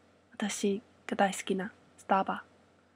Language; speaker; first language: Japanese; non-native, learner; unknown